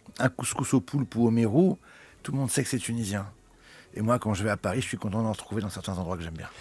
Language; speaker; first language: French; native; French